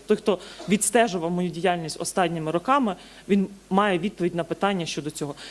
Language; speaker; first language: Ukrainian; native; Ukrainian